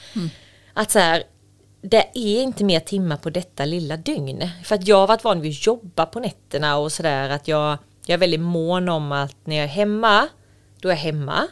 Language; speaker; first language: Swedish; native; Swedish